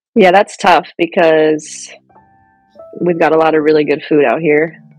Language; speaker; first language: English; early bilingual, other home language; French